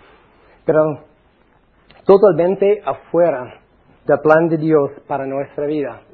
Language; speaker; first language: Spanish; non-native, fluent; English